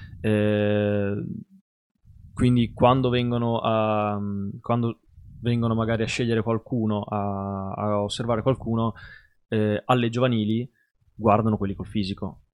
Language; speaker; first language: Italian; native; Italian